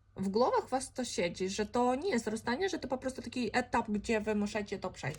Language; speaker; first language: Polish; non-native, fluent; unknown